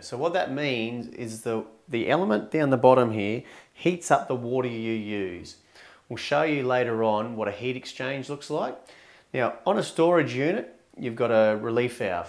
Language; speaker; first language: English; native; English